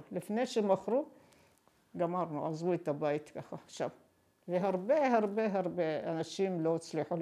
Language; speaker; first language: Hebrew; non-native, fluent; Arabic